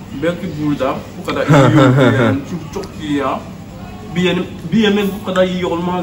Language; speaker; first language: Turkish; non-native, fluent; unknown